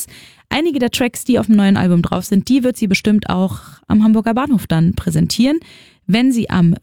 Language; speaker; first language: German; native; German